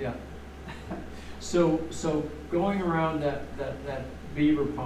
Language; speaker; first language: English; native; English